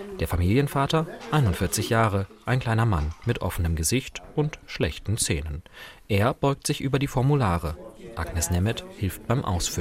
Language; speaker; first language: German; native; German